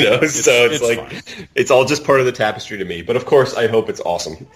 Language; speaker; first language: English; native; English